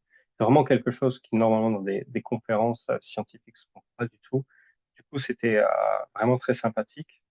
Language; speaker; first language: French; native; French